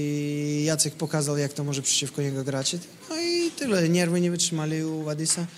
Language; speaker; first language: Polish; non-native, fluent; Russian